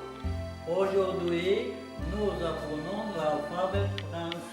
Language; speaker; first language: French; non-native, fluent; Tajik